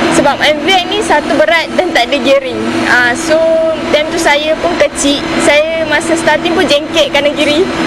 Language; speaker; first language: Malay; native; Malay